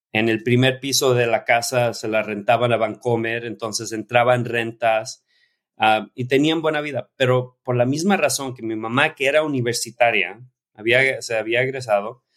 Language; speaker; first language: Spanish; early bilingual, heritage; Spanish